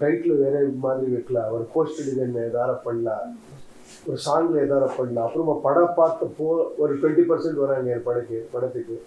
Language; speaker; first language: Tamil; non-native, learner; Kannada